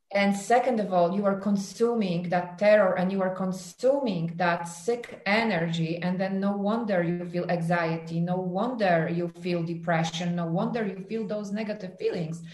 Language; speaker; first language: English; non-native, fluent; Polish